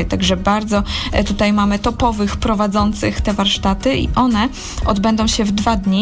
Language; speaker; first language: Polish; native; Polish